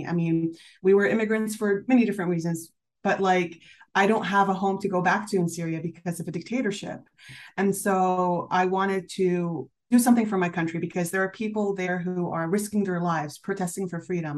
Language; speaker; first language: English; native; English